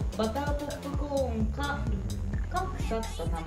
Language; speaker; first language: Japanese; native; Japanese